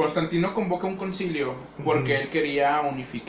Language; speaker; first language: Spanish; native; Spanish